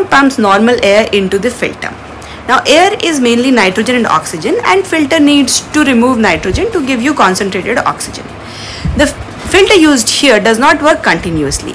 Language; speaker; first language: English; non-native, local second language; Hindi